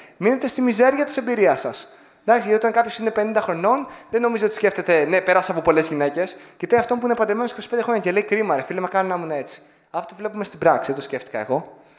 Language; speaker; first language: Greek; native; Greek